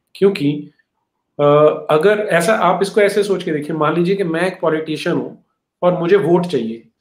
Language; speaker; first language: Hindi; native; Hindi